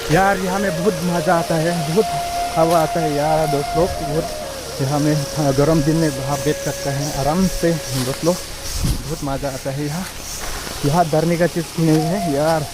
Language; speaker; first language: Hindi; non-native, local second language; Karbi